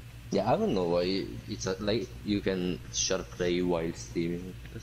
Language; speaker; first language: English; non-native, fluent; Italian